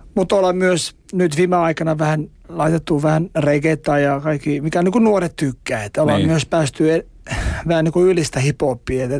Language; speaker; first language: Finnish; non-native, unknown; Albanian